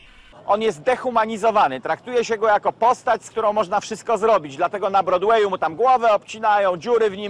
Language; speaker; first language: Polish; native; Polish